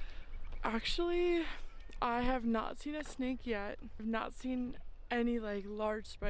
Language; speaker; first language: English; native; English